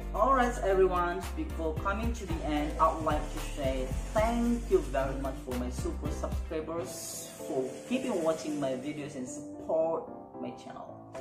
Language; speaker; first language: English; non-native, fluent; Indonesian